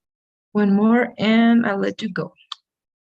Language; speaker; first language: English; non-native, fluent; Spanish